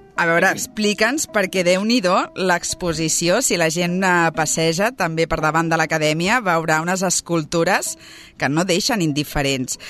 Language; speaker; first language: Catalan; native; Catalan